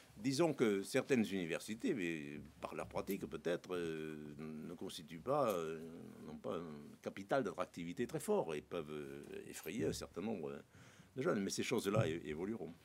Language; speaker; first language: French; native; French